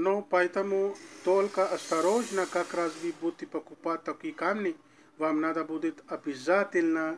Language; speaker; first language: Russian; non-native, learner; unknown